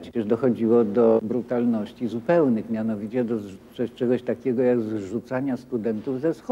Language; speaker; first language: Polish; native; Polish